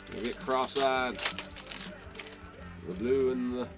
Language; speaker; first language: English; native; English